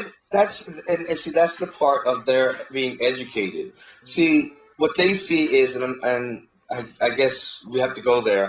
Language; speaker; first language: English; native; English